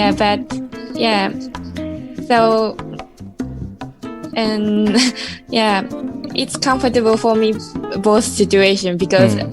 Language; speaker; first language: English; non-native, learner; Japanese